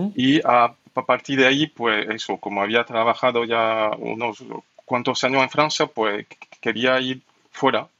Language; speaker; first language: Spanish; non-native, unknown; French